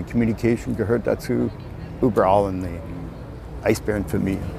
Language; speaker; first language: German; non-native, fluent; English